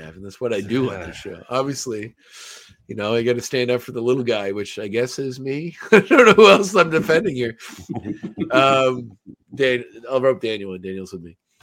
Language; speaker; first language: English; native; English